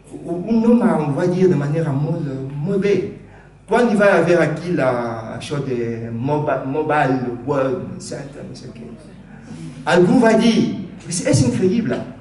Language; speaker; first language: Catalan; non-native, fluent; Lingala